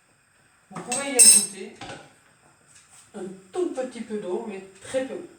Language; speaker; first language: French; native; French